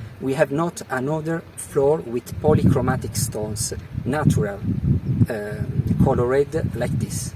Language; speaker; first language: English; non-native, fluent; Italian